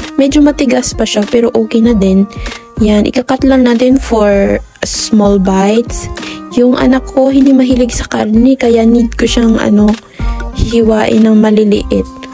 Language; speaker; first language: Filipino; native; Filipino